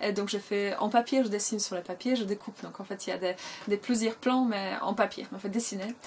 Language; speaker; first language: French; non-native, fluent; Polish